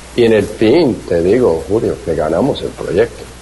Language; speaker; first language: Spanish; early bilingual, heritage; Spanish